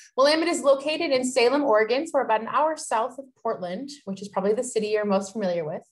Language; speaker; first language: English; native; English